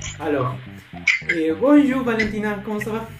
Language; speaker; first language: French; non-native, learner; Spanish